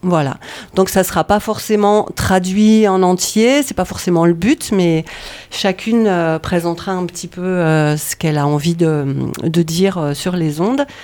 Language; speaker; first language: French; native; French